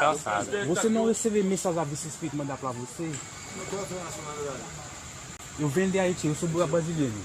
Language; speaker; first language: Portuguese; non-native, learner; Haitian Creole